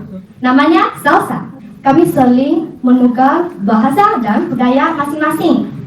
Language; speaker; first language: Indonesian; non-native, fluent; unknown